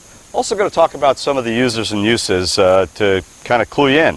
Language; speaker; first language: English; native; English